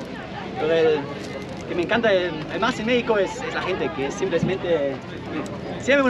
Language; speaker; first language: Spanish; non-native, fluent; German